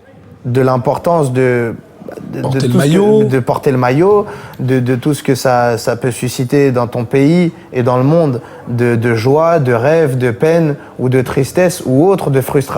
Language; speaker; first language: French; native; French